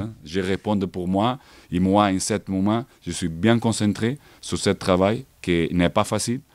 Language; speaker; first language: French; non-native, learner; Portuguese